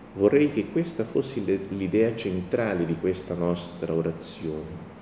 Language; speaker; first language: Italian; non-native, fluent; Portuguese